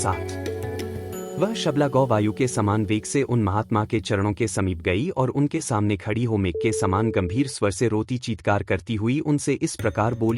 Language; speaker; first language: Hindi; native; Hindi